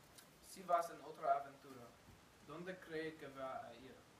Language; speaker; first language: Spanish; non-native, learner; English